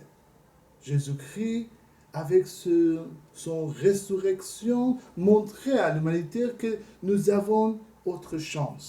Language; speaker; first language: French; non-native, learner; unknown